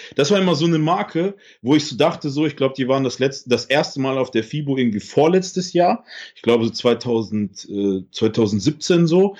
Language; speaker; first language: German; early bilingual, other home language; Russian